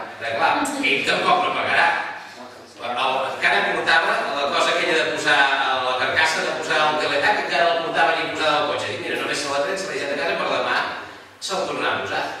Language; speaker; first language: Catalan; native; Catalan